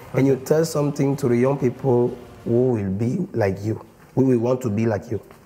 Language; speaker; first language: English; non-native, local second language; French